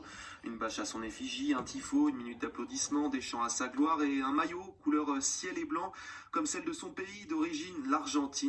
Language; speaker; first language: French; native; French